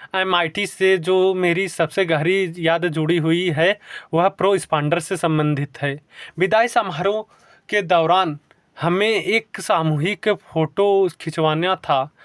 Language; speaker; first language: Hindi; native; Hindi